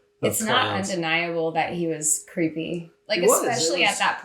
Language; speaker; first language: English; native; English